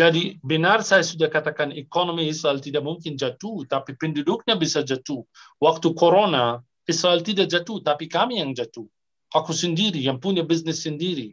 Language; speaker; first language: Indonesian; non-native, fluent; Arabic